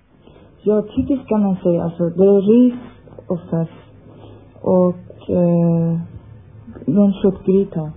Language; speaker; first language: Swedish; non-native, fluent; Persian